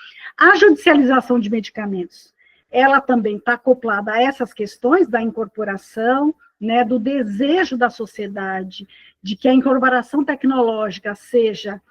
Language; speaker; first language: Portuguese; native; Portuguese